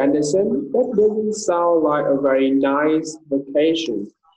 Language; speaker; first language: English; non-native, fluent; Vietnamese